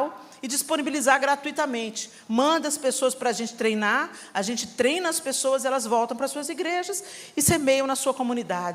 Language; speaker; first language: Portuguese; native; Portuguese